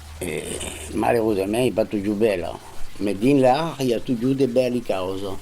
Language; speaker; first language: French; non-native, fluent; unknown